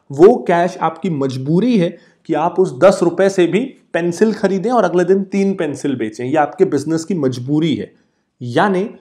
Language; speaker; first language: Hindi; native; Hindi